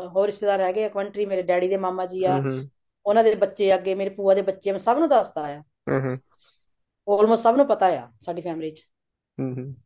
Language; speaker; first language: Punjabi; native; Punjabi